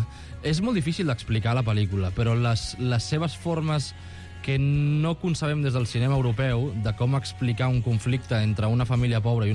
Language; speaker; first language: Catalan; native; Catalan